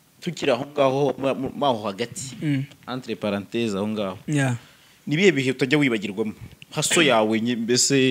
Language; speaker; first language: Kinyarwanda; native; Kinyarwanda